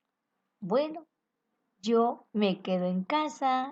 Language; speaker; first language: Spanish; native; Spanish